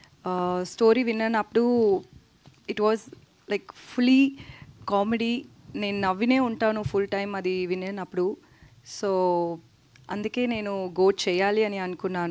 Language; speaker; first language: Telugu; non-native, learner; Tamil